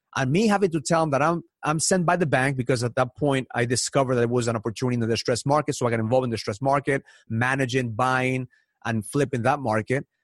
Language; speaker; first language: English; early bilingual, other home language; Spanish